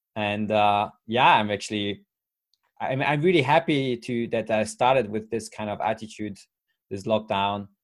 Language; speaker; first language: English; non-native, fluent; French